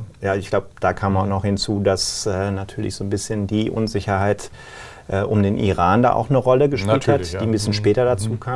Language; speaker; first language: German; native; German